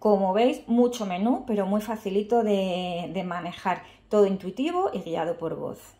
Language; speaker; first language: Spanish; native; Spanish